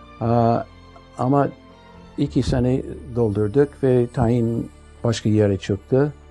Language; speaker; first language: Turkish; non-native, fluent; English